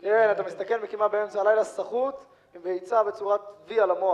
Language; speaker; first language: Hebrew; native; Hebrew